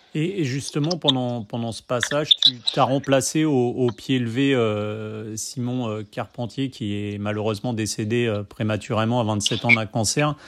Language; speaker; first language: French; native; French